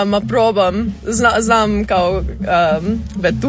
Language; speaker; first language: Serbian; early bilingual, heritage; English